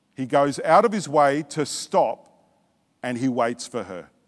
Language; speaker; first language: English; native; English